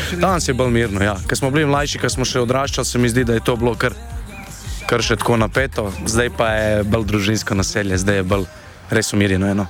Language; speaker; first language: Slovenian; native; Slovenian